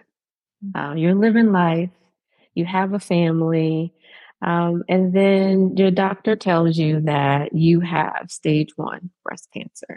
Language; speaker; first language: English; native; English